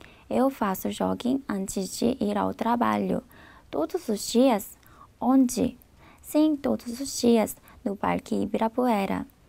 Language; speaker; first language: Portuguese; non-native, fluent; Korean